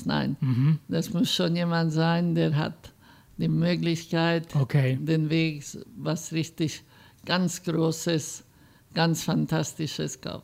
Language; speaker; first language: German; non-native, fluent; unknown